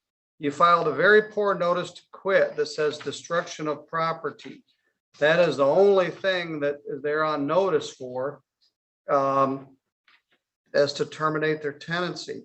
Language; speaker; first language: English; native; English